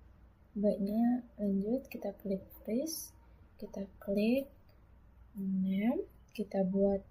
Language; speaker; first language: Indonesian; native; Indonesian